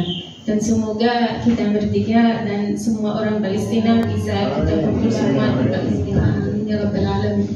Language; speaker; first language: Indonesian; non-native, fluent; Arabic